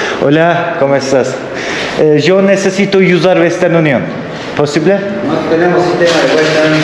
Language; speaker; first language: Spanish; non-native, learner; Turkish